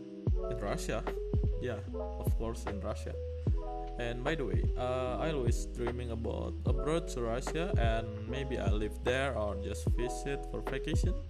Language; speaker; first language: English; non-native, learner; Indonesian